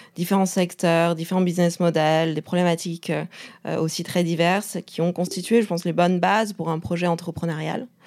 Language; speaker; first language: French; non-native, fluent; Chinese